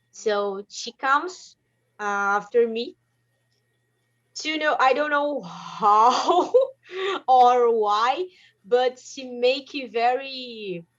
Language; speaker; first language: English; non-native, learner; Portuguese